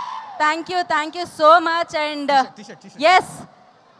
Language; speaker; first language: Telugu; native; Telugu